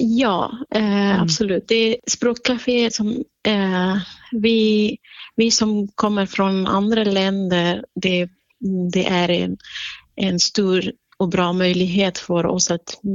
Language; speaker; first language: Swedish; non-native, fluent; Central Kurdish